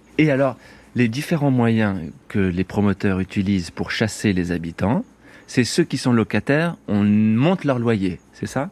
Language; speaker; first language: French; native; French